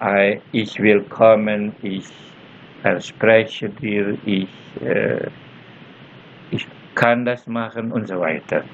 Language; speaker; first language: German; non-native, fluent; Indonesian